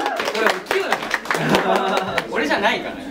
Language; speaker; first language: Norwegian; non-native, learner; Japanese